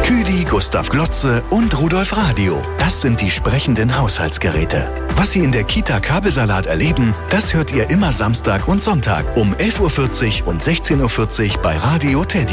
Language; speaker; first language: German; native; German